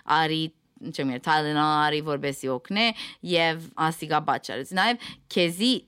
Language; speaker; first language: Armenian; early bilingual, heritage; Armenian